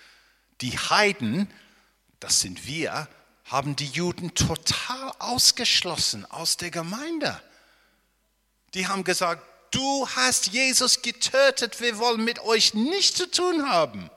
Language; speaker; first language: German; non-native, fluent; English